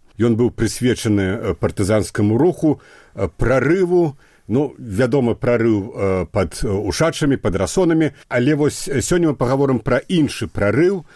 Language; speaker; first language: Belarusian; native; Belarusian